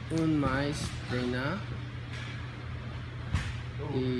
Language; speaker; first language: Portuguese; non-native, learner; English